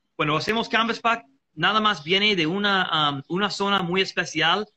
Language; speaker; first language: Spanish; non-native, fluent; English